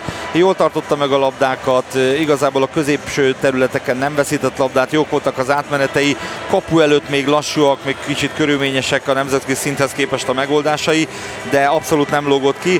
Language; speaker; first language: Hungarian; native; Hungarian